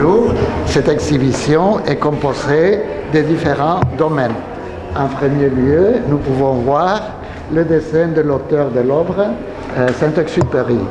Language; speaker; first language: French; non-native, learner; Spanish